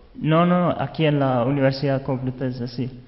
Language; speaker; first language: Spanish; non-native, fluent; German